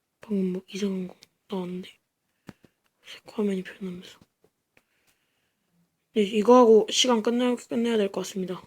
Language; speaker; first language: Korean; native; Korean